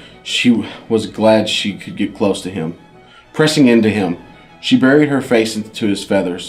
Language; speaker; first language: English; native; English